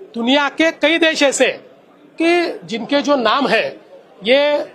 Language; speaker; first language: Hindi; non-native, local second language; Marathi